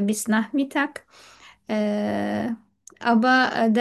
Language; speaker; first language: German; non-native, learner; Turkish